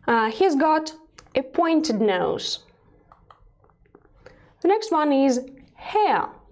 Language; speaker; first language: English; non-native, fluent; Russian